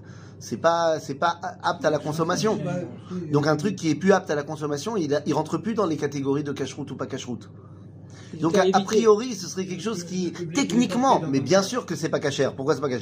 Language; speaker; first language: French; native; French